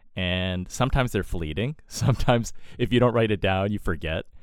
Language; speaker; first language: English; native; English